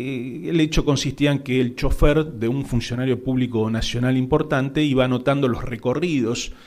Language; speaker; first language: Spanish; native; Spanish